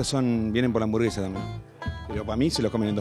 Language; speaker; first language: Spanish; native; Spanish